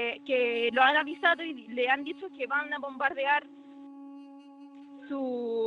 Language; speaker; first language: Spanish; non-native, fluent; Arabic